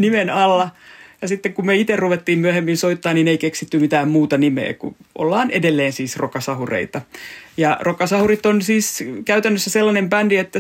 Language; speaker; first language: Finnish; native; Finnish